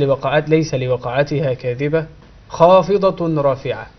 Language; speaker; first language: Arabic; native; Arabic